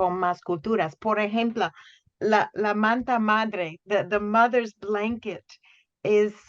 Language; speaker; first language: Spanish; non-native, fluent; English